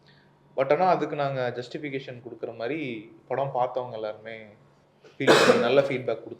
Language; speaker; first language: Tamil; native; Tamil